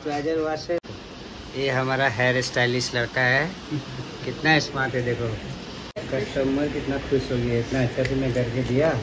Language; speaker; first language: Hindi; non-native, local second language; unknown